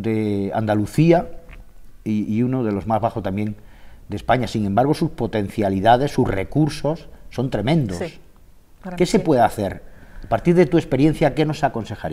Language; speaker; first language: Spanish; native; Spanish